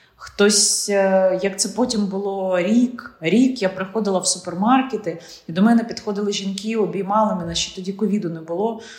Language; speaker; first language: Ukrainian; non-native, local second language; Russian